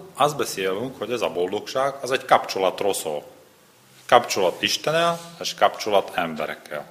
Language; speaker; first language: Hungarian; non-native, learner; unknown